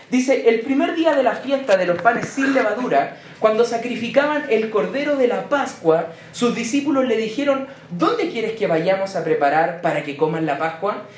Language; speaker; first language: Spanish; native; Spanish